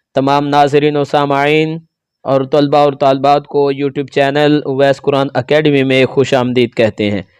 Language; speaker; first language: Urdu; native; Urdu